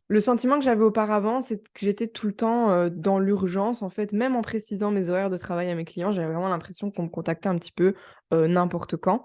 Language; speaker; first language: French; native; French